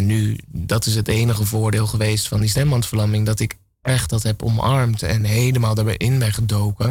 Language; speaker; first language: Dutch; native; Dutch